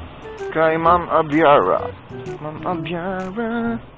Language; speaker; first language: Filipino; native; Filipino